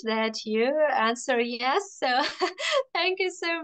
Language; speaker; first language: English; non-native, fluent; Russian